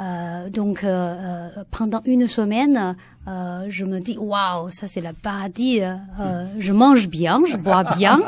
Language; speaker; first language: French; non-native, learner; Chinese